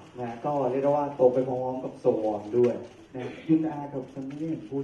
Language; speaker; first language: Thai; native; Thai